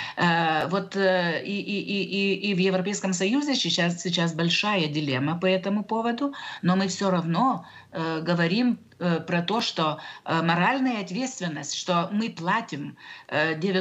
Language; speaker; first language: Russian; non-native, local second language; Lithuanian